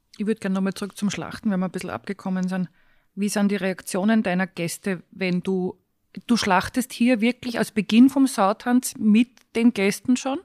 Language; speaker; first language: German; native; German